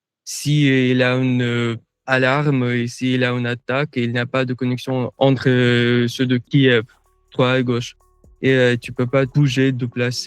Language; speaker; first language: French; non-native, fluent; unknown